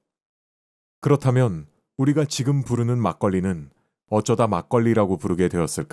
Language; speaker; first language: Korean; native; Korean